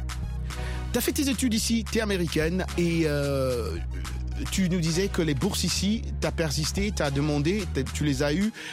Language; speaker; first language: French; non-native, local second language; Lingala